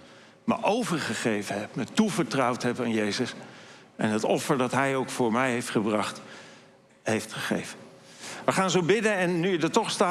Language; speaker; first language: Dutch; native; Dutch